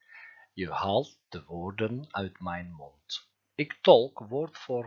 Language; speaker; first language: Dutch; non-native, fluent; Turkish